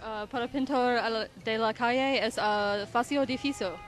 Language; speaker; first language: Spanish; non-native, learner; English